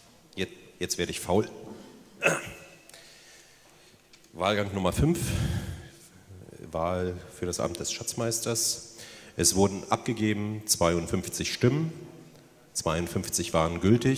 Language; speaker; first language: German; native; German